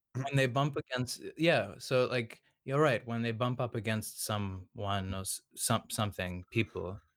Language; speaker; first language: English; non-native, local second language; Serbian